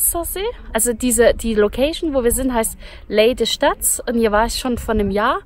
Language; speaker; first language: German; native; German